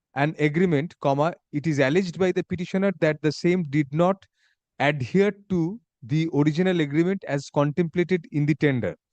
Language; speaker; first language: English; non-native, local second language; Bangla